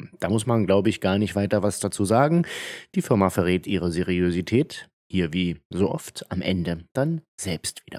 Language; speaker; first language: German; native; German